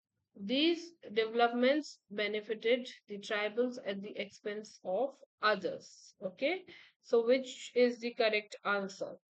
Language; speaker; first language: English; non-native, local second language; Hindi